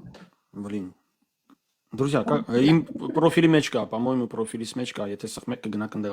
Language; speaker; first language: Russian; non-native, fluent; Armenian